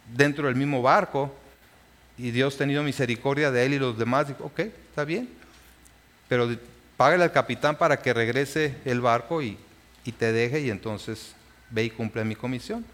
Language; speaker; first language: Spanish; native; Spanish